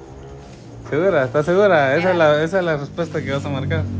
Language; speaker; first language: Spanish; native; Spanish